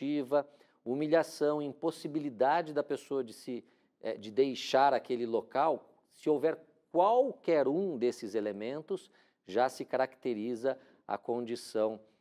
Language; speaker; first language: Portuguese; native; Portuguese